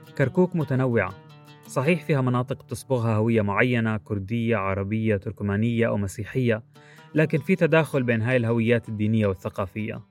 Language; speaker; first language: Arabic; native; Arabic